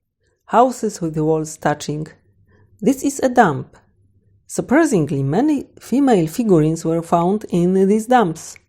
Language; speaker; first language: English; non-native, fluent; Polish